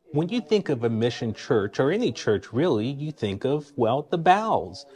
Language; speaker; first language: English; native; English